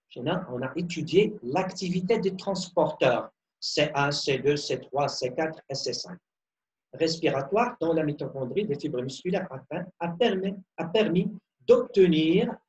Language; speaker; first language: French; non-native, local second language; Arabic